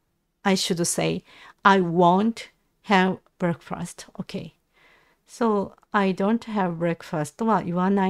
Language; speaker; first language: English; non-native, learner; Japanese